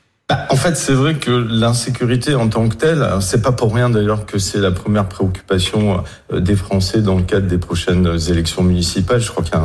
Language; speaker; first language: French; native; French